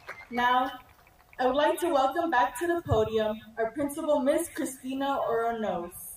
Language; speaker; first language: English; early bilingual, other home language; Spanish